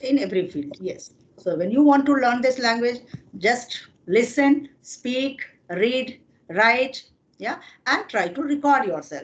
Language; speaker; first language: English; non-native, fluent; Hindi